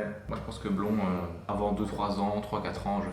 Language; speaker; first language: French; native; French